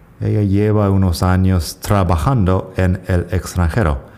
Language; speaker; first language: Spanish; non-native, fluent; English